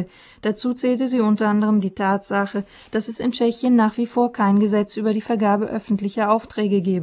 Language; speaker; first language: German; native; German